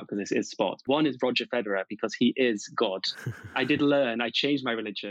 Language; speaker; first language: English; native; English